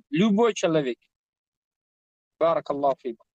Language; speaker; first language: Russian; non-native, learner; Tajik